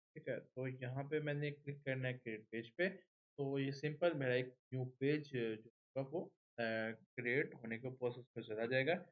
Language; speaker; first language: Urdu; non-native, local second language; Punjabi